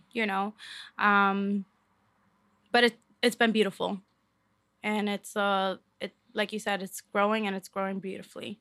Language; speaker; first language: English; early bilingual, other home language; Spanish